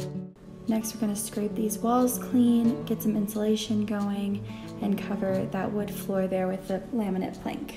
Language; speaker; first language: English; native; English